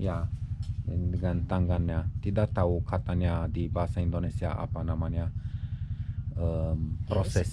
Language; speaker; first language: Indonesian; non-native, learner; Romanian